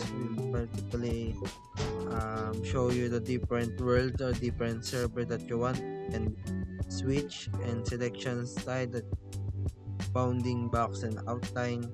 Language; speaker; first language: English; non-native, fluent; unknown